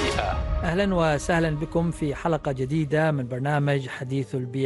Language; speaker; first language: Arabic; native; Arabic